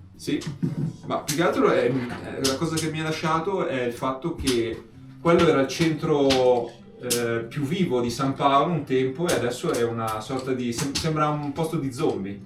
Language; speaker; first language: Italian; native; Italian